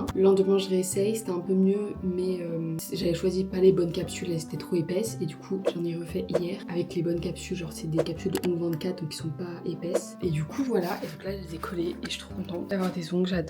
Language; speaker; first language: French; native; French